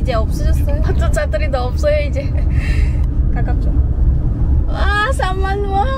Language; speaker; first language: Korean; non-native, learner; Filipino